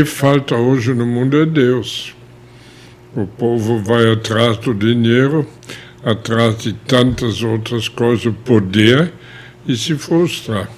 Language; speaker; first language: Portuguese; non-native, fluent; German